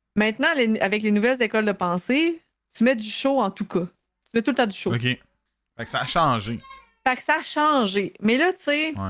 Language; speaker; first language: French; native; French